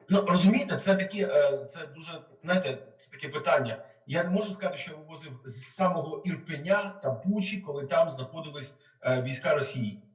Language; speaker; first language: Ukrainian; non-native, local second language; Russian